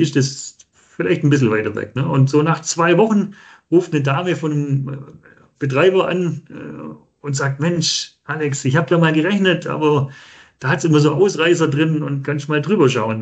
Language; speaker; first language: German; native; German